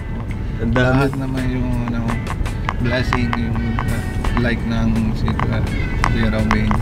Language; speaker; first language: Filipino; non-native, local second language; Cebuano